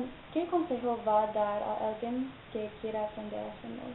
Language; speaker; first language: Spanish; non-native, learner; English